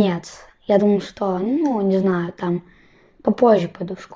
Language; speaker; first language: Russian; early bilingual, heritage; Russian